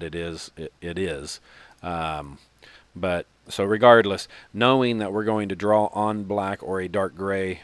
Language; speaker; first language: English; native; English